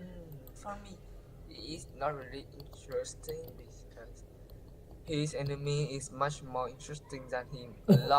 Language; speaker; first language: English; non-native, learner; Vietnamese